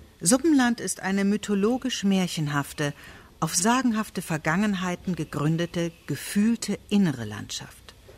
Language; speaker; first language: German; native; German